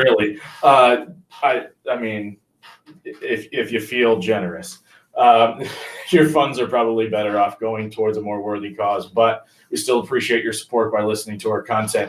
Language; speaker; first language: English; native; English